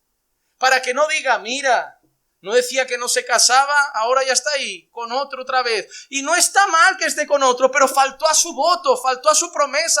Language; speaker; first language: Spanish; native; Spanish